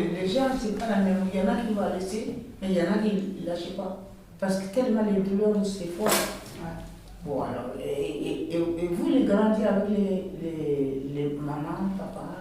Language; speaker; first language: French; non-native, learner; Bambara